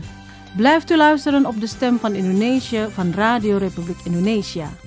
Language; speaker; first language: Dutch; non-native, fluent; Indonesian